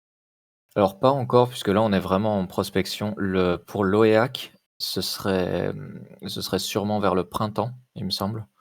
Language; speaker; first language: French; native; French